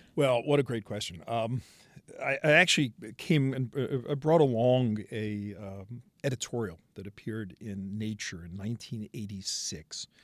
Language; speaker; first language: English; native; English